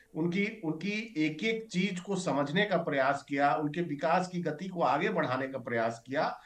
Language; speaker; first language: Hindi; native; Hindi